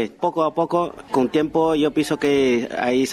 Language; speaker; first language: Spanish; non-native, fluent; Chinese